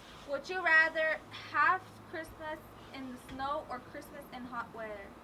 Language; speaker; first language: English; early bilingual, other home language; Spanish